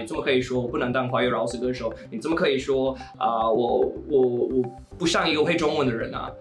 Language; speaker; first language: Chinese; non-native, fluent; English